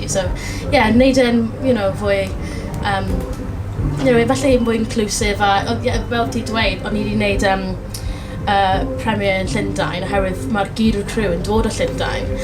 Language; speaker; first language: Welsh; non-native, local second language; English